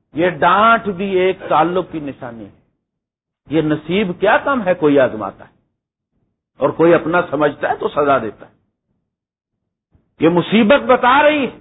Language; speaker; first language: Urdu; non-native, local second language; Punjabi